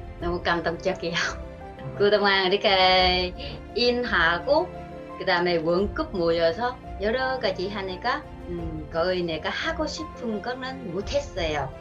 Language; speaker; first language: Korean; non-native, learner; Vietnamese